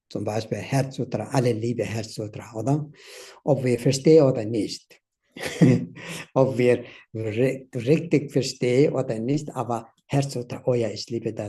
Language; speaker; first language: German; non-native, learner; Tibetan